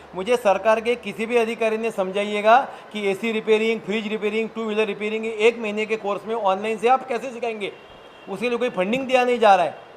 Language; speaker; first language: Hindi; non-native, local second language; Marathi